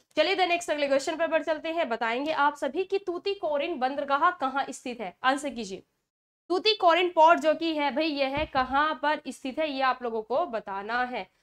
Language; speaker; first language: Hindi; native; Hindi